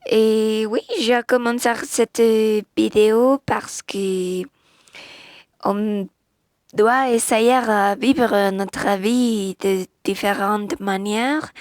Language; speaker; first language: French; non-native, learner; Spanish